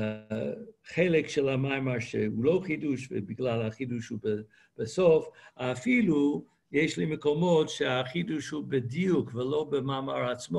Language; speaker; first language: Hebrew; non-native, fluent; English